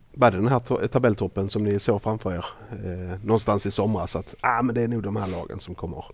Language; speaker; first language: Swedish; native; Swedish